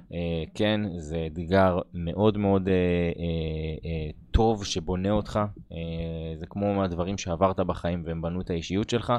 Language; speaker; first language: Hebrew; native; Hebrew